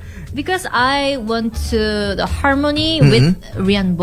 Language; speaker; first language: English; non-native, learner; Korean